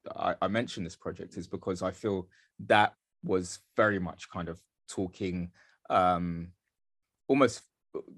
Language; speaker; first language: English; native; English